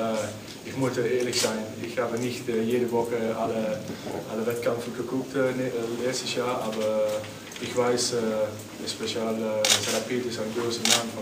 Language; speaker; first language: German; non-native, learner; Dutch